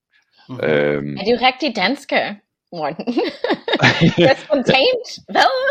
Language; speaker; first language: Danish; non-native, fluent; English